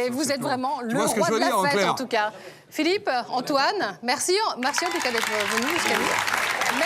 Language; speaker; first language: French; native; French